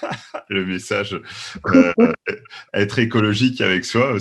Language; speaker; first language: French; native; French